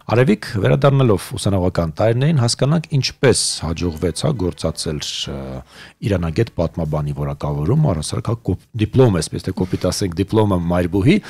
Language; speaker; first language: Armenian; native; Armenian